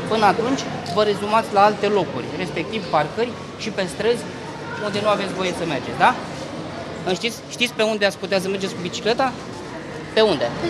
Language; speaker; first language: Romanian; native; Romanian